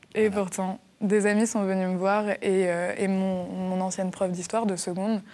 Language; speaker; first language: French; native; French